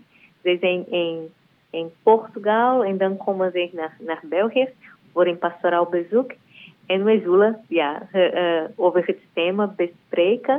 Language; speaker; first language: Dutch; non-native, learner; Portuguese